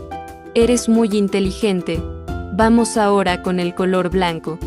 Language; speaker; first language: Spanish; native; Spanish